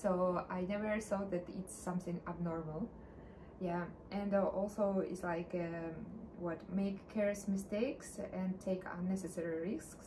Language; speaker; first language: English; non-native, learner; Russian